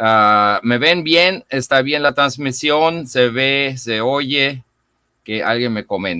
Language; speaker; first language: Spanish; non-native, fluent; German